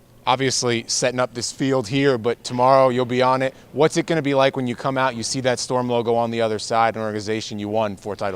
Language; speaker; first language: English; native; English